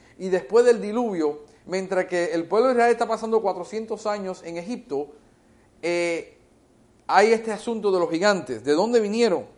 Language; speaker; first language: Spanish; early bilingual, heritage; Spanish